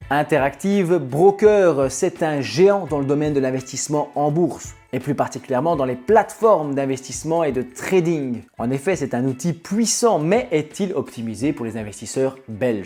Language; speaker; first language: French; native; French